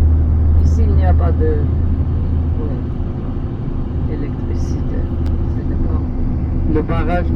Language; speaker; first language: French; non-native, fluent; Georgian